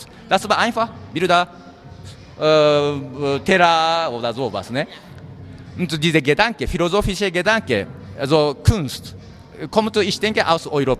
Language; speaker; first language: German; non-native, learner; Japanese